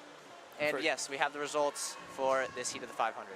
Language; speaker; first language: English; native; English